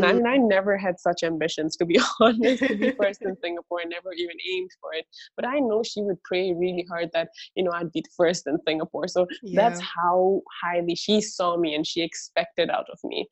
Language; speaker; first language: English; early bilingual, other home language; Bangla